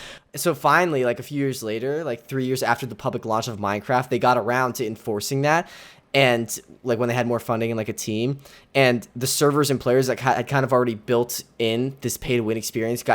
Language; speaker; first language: English; native; English